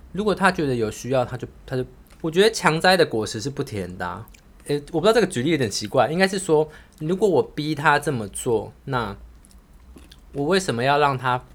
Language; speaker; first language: Chinese; native; Chinese